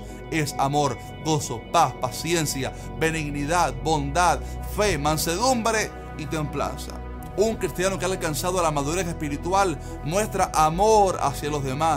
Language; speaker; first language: Spanish; native; Spanish